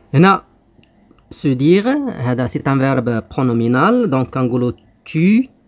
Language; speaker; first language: French; non-native, local second language; Arabic